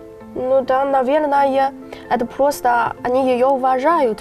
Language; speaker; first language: Russian; non-native, fluent; Chinese